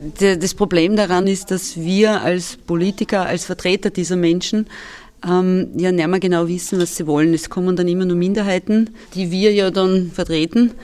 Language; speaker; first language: German; native; German